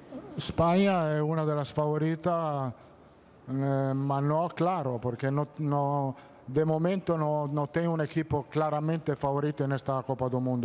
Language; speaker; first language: Portuguese; non-native, fluent; Italian